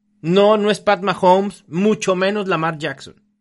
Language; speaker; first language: Spanish; native; Spanish